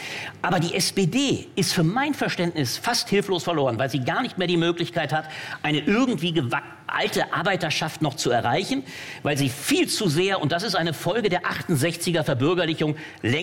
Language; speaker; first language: German; native; German